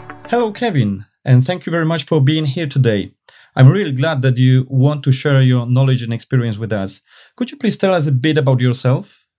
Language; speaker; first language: English; non-native, fluent; Polish